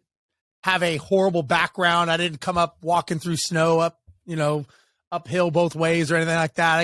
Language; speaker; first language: English; native; English